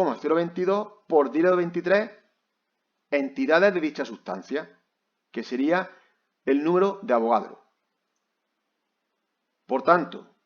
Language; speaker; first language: Spanish; native; Spanish